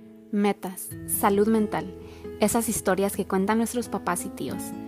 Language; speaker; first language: Spanish; early bilingual, heritage; Spanish